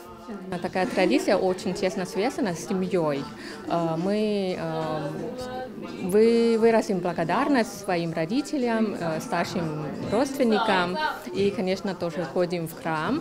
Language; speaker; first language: Russian; non-native, local second language; Thai